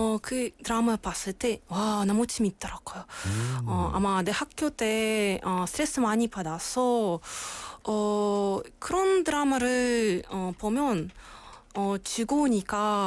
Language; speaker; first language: Korean; non-native, learner; Russian